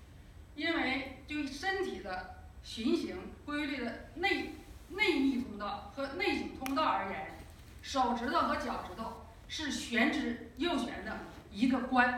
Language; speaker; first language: Chinese; native; Chinese